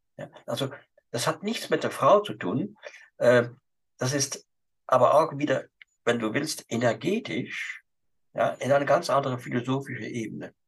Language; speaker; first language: German; non-native, fluent; French